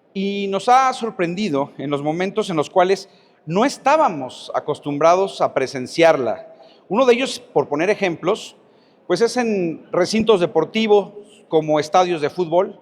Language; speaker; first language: Spanish; native; Spanish